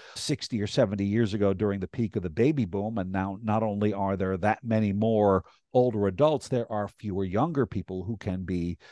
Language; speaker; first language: English; native; English